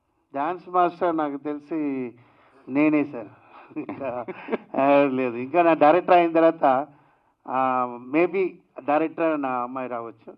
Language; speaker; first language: Telugu; non-native, learner; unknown